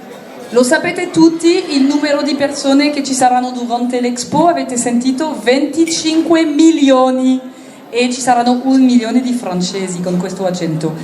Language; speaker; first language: Italian; non-native, learner; French